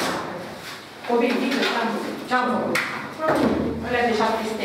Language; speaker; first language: Romanian; native; Romanian